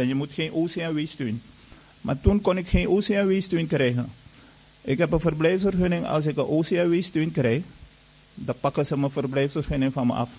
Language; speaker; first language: Dutch; non-native, fluent; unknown